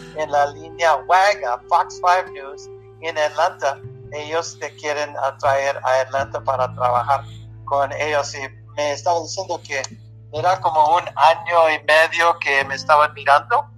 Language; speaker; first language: Spanish; early bilingual, heritage; Spanish